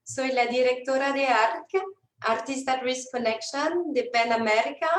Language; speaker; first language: Spanish; non-native, fluent; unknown